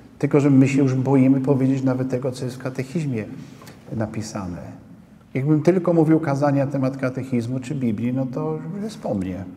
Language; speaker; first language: Polish; native; Polish